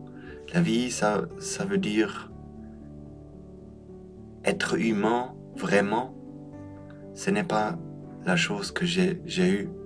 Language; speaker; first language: French; non-native, fluent; German